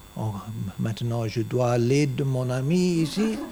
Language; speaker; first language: French; non-native, learner; English